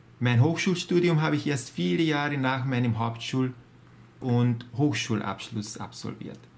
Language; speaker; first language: German; early bilingual, other home language; Hungarian